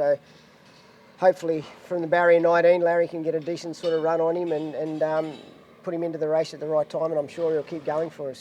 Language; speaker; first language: English; native; English